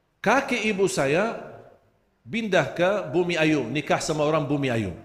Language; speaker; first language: Malay; non-native, fluent; Arabic